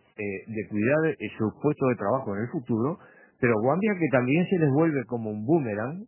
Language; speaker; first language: Spanish; native; Spanish